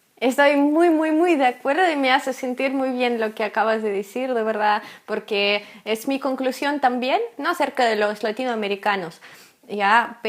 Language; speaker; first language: Spanish; non-native, fluent; Russian